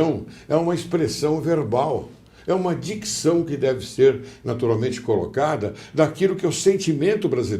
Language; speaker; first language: Portuguese; native; Portuguese